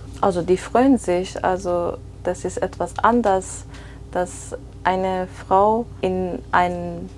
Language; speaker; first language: German; non-native, fluent; Persian